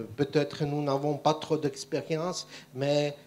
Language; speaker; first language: French; non-native, fluent; Czech